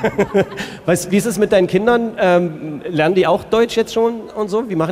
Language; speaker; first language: German; native; German